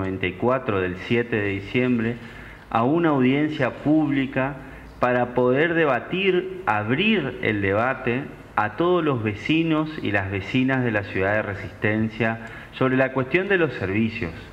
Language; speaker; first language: Spanish; native; Spanish